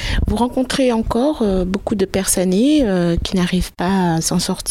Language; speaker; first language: French; native; French